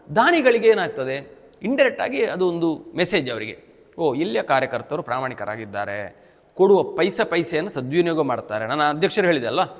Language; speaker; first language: Kannada; native; Kannada